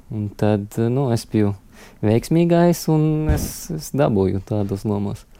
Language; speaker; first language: Latvian; non-native, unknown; English